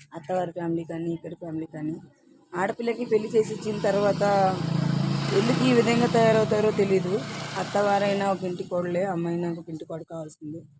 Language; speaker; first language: Telugu; non-native, fluent; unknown